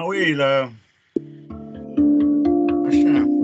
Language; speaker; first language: French; non-native, fluent; English